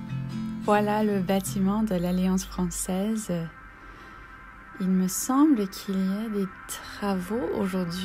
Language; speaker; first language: French; non-native, fluent; English